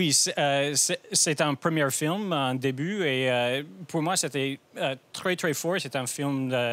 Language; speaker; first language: French; non-native, fluent; English